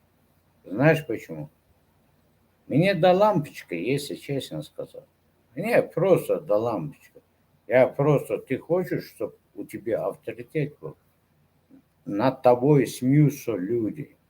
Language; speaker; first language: Russian; non-native, local second language; Turkmen